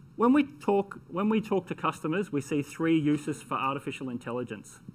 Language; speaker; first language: English; native; English